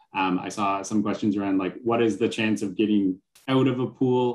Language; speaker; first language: English; native; English